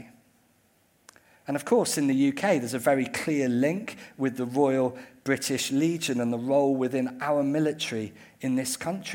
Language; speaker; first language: English; native; English